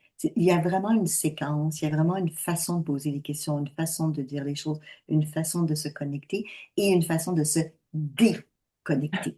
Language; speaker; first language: French; native; French